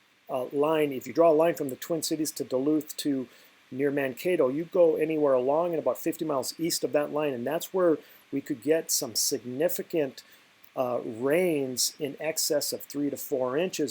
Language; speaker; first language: English; native; English